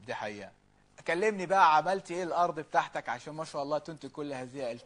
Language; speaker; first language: Arabic; native; Arabic